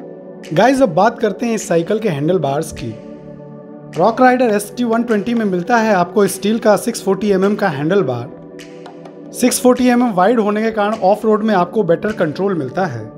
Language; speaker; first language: Hindi; native; Hindi